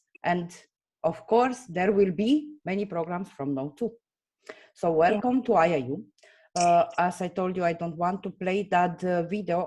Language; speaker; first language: English; non-native, fluent; Romanian